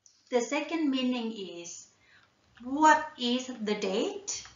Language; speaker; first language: English; non-native, fluent; Thai